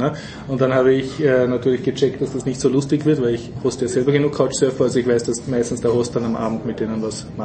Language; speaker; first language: German; native; German